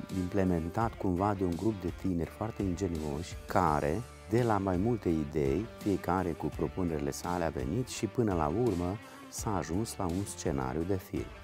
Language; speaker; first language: Romanian; native; Romanian